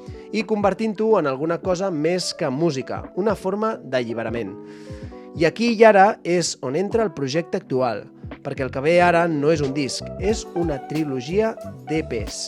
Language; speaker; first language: Catalan; native; Catalan